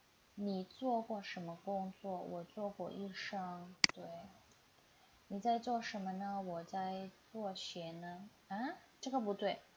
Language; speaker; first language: Chinese; non-native, fluent; Indonesian